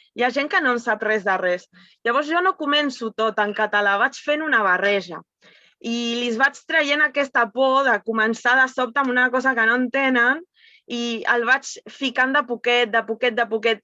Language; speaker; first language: Catalan; early bilingual, heritage; Spanish